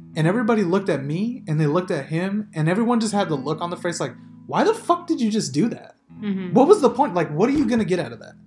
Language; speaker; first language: English; native; English